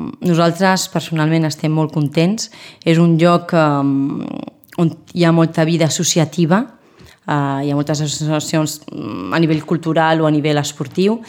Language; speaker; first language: Catalan; non-native, local second language; Spanish